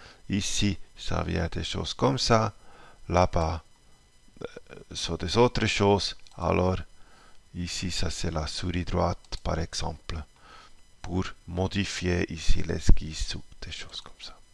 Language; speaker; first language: French; non-native, local second language; German